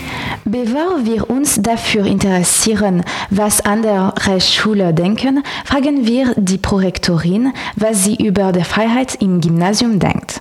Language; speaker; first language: German; non-native, learner; French